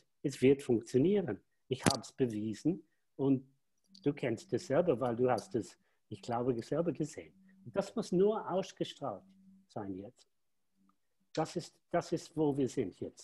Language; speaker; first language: German; non-native, fluent; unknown